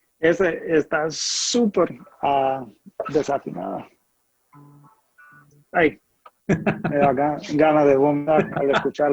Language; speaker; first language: Spanish; non-native, fluent; English